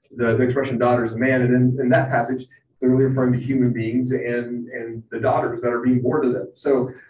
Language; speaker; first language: English; native; English